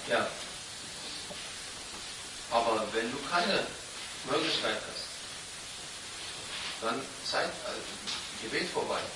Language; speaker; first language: German; non-native, learner; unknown